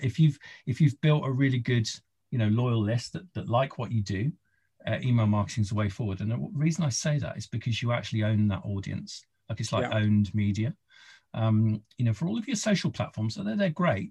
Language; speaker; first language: English; native; English